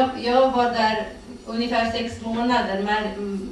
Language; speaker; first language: Swedish; non-native, fluent; Kurdish